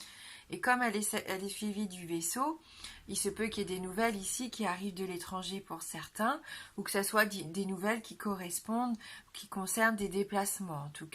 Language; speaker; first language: French; native; French